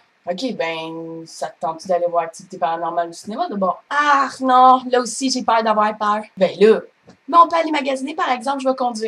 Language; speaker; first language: French; native; French